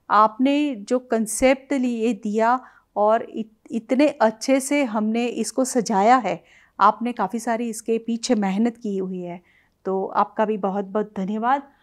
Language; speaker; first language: Hindi; non-native, local second language; Gujarati